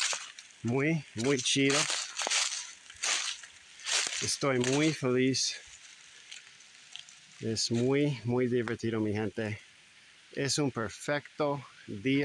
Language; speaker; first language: Spanish; non-native, learner; English